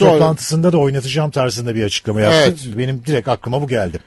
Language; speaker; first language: Turkish; native; Turkish